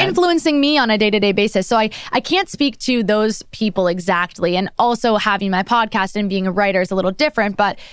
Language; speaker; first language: English; native; English